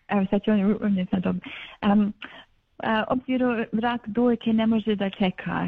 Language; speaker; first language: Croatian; early bilingual, other home language; Bosnian